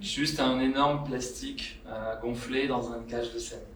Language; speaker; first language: French; native; French